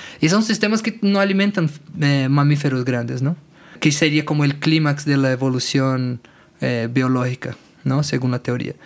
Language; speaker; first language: Spanish; non-native, fluent; Portuguese